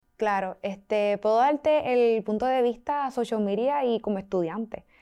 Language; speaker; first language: Spanish; native; Spanish